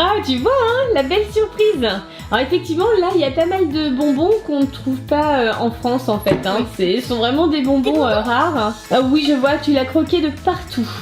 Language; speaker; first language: French; native; French